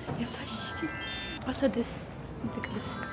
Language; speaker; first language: Japanese; native; Japanese